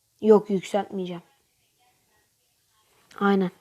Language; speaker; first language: Turkish; native; Turkish